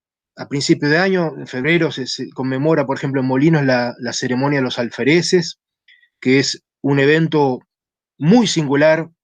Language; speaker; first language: Spanish; native; Spanish